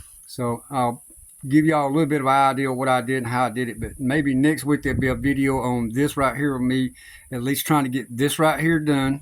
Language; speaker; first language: English; native; English